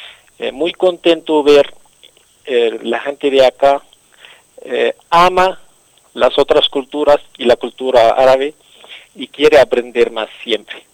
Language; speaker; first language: Spanish; non-native, local second language; Arabic